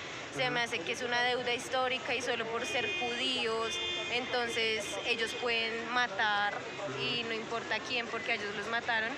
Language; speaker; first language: Spanish; native; Spanish